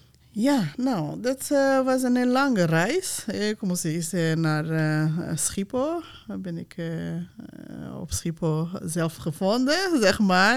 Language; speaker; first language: Dutch; non-native, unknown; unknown